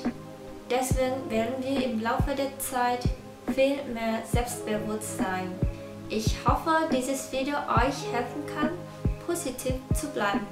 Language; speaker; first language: German; non-native, learner; Vietnamese